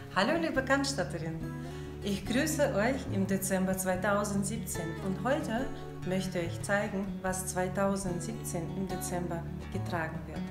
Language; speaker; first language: German; non-native, fluent; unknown